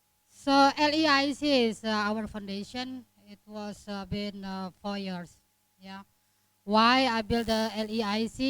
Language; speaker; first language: English; non-native, learner; Indonesian